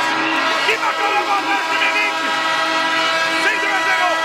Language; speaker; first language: French; native; French